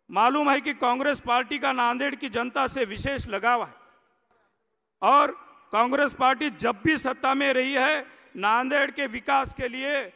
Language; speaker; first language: Hindi; non-native, local second language; Marathi